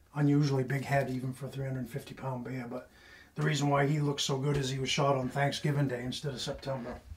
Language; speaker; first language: English; native; English